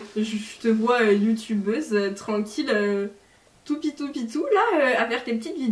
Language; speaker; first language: French; native; French